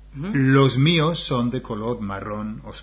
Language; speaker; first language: Spanish; non-native, learner; English